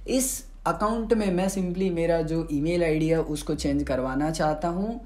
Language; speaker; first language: Hindi; native; Hindi